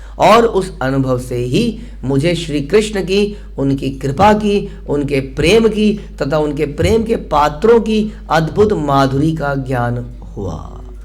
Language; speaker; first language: Hindi; native; Hindi